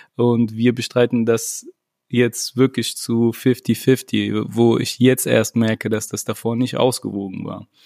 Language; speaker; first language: German; native; German